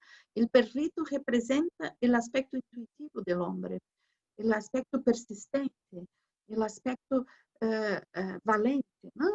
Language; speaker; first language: Spanish; non-native, learner; Portuguese